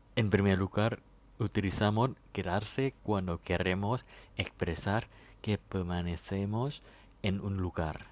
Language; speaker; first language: Spanish; non-native, fluent; Thai